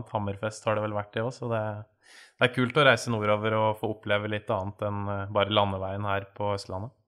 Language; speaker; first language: Norwegian; native; Norwegian